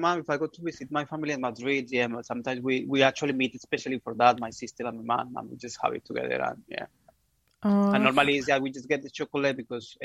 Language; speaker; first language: English; non-native, fluent; Spanish